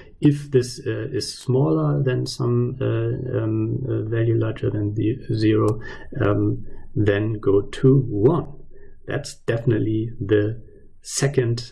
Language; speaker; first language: English; non-native, fluent; German